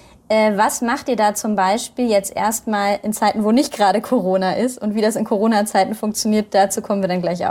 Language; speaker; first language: German; native; German